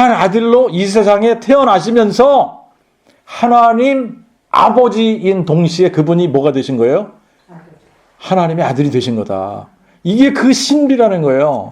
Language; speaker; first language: Korean; native; Korean